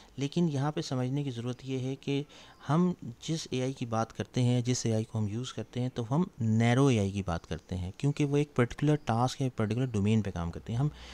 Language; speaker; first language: Urdu; native; Urdu